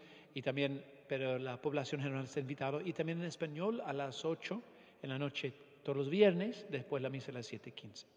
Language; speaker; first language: Spanish; non-native, fluent; English